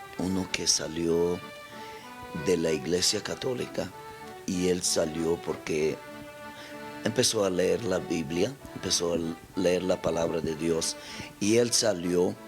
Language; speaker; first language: Spanish; non-native, local second language; Plautdietsch